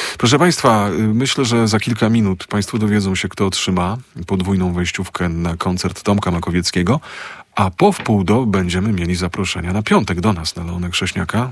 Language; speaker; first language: Polish; native; Polish